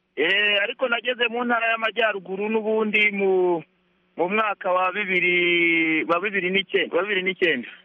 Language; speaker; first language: Kinyarwanda; early bilingual, heritage; Kinyarwanda